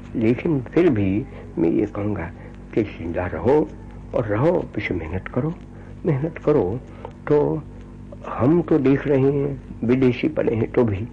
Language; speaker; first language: Hindi; non-native, local second language; Gujarati